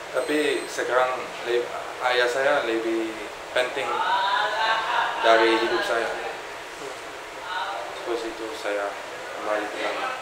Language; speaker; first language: Indonesian; non-native, fluent; Dutch